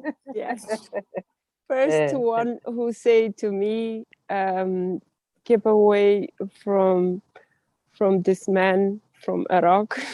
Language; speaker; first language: English; non-native, learner; Russian